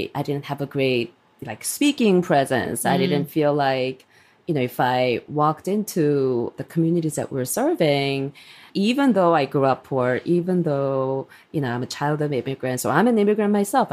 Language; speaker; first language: English; non-native, fluent; Korean